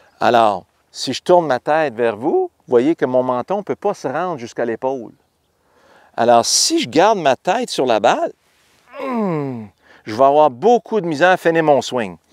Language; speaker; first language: French; native; French